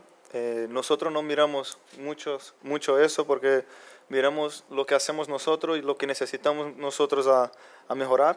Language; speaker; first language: Spanish; non-native, fluent; Portuguese